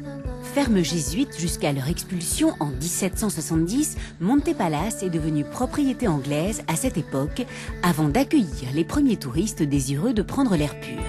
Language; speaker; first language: French; native; French